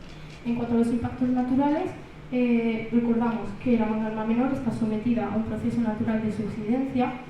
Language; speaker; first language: Spanish; early bilingual, other home language; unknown